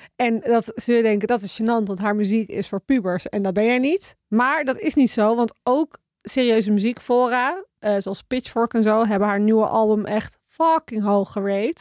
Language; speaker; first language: Dutch; native; Dutch